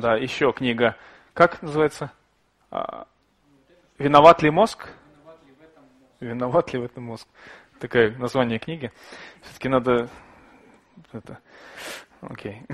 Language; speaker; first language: Russian; native; Russian